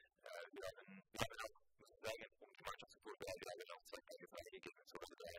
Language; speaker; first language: German; non-native, local second language; Italian